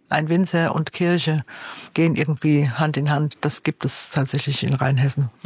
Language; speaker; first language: German; native; German